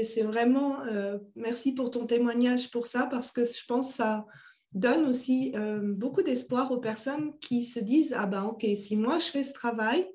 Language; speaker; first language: French; native; French